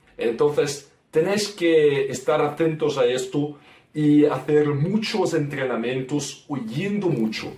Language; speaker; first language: Spanish; non-native, fluent; Portuguese